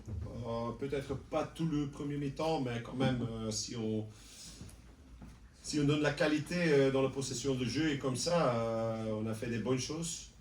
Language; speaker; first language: French; non-native, local second language; Dutch